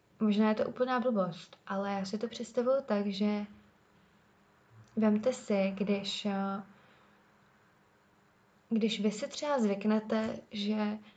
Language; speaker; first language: Czech; native; Czech